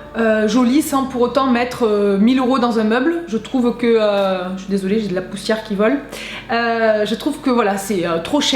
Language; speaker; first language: French; native; French